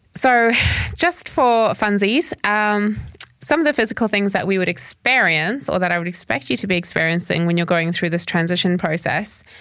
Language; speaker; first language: English; native; English